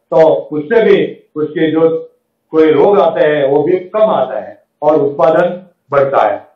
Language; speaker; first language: Hindi; non-native, local second language; Gujarati